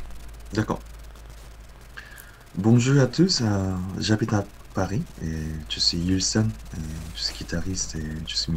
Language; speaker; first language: French; non-native, learner; Korean